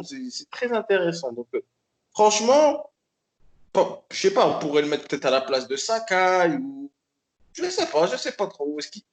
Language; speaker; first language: French; native; French